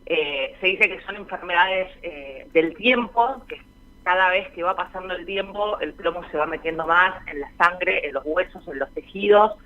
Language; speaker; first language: Spanish; native; Spanish